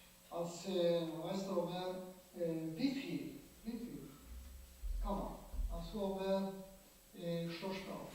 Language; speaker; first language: Hebrew; non-native, fluent; Polish